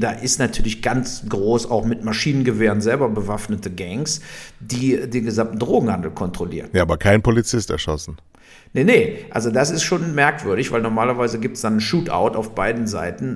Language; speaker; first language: German; native; German